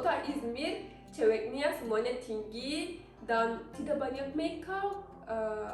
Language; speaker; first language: Indonesian; non-native, learner; Turkish